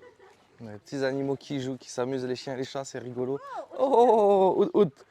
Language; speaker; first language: French; native; French